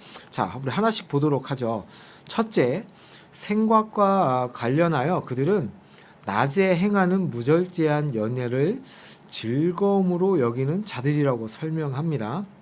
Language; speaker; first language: Korean; native; Korean